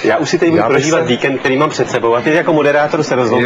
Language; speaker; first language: Czech; native; Czech